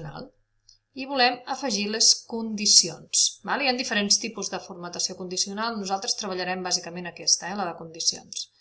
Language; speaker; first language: Catalan; native; Catalan